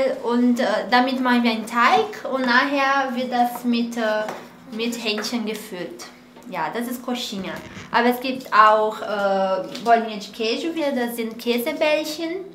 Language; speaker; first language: German; non-native, fluent; Portuguese